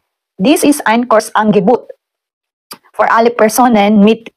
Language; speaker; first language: German; non-native, learner; Filipino